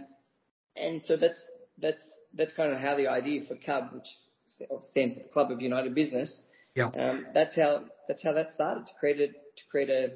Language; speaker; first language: English; native; English